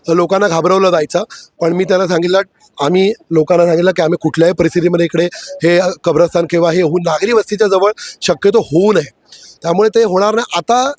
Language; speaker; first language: Marathi; native; Marathi